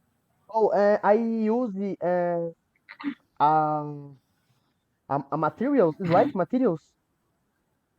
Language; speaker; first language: English; non-native, learner; Portuguese